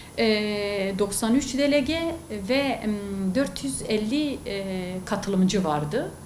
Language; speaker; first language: Turkish; non-native, local second language; Kurdish